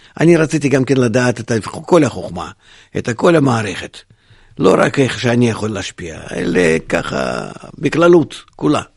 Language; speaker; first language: Hebrew; non-native, fluent; Russian